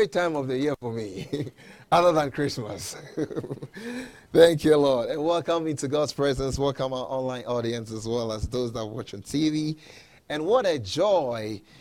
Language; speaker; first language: English; non-native, local second language; Akan